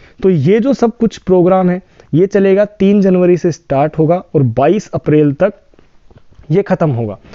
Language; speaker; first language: Hindi; native; Hindi